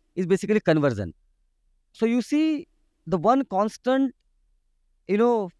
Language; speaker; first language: English; non-native, local second language; Marathi